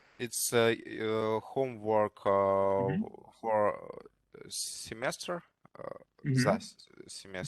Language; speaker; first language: English; non-native, learner; Russian